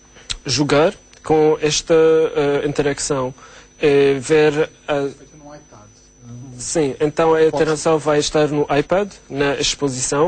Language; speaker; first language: Portuguese; non-native, learner; Arabic